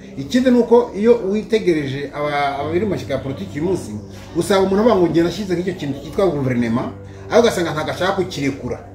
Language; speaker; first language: Kinyarwanda; native; Kinyarwanda